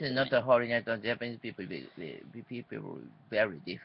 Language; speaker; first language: English; non-native, learner; Japanese